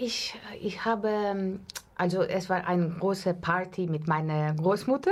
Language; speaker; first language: German; non-native, learner; Russian